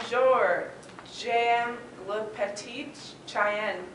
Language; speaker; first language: French; non-native, learner; English